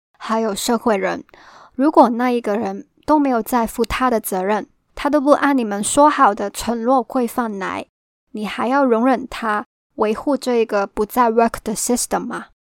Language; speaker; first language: Chinese; non-native, local second language; Cantonese